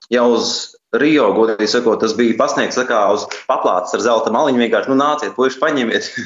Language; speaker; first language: Latvian; native; Latvian